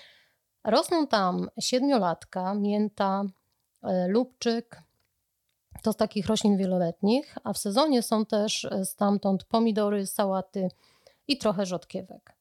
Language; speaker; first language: Polish; native; Polish